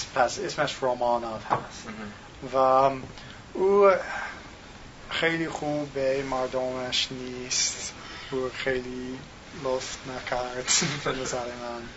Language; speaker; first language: Tajik; non-native, learner; English